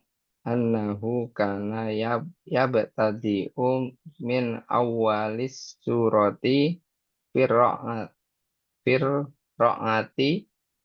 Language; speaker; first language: Arabic; non-native, learner; Indonesian